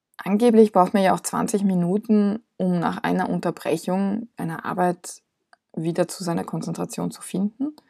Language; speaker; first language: German; non-native, fluent; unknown